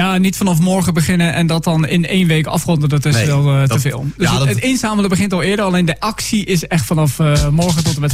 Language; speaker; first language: Dutch; native; Dutch